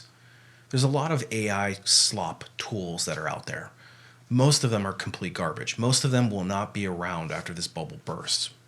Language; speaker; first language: English; native; English